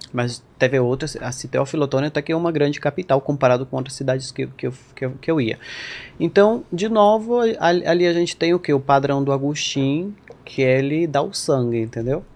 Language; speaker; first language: Portuguese; non-native, fluent; Spanish